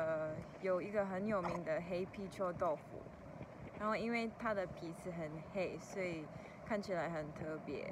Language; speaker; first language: Chinese; non-native, fluent; Japanese